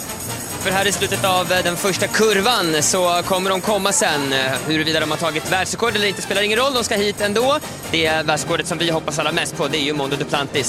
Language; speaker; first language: Swedish; native; Swedish